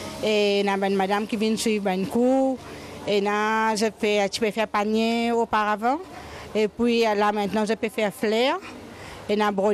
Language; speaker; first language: French; non-native, local second language; Morisyen